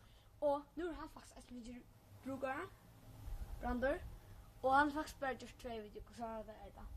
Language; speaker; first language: Danish; non-native, local second language; Faroese